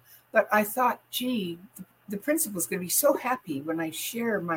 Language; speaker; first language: English; native; English